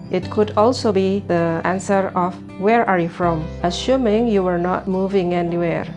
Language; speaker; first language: English; non-native, fluent; Indonesian